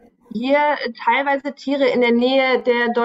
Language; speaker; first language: German; native; German